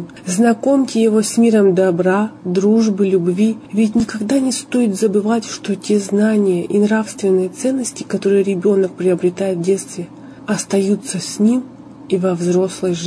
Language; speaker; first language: Russian; native; Russian